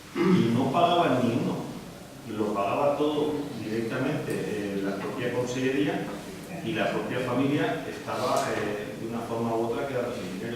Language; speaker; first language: Spanish; native; Spanish